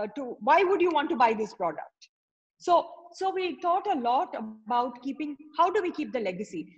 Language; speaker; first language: English; non-native, local second language; Tamil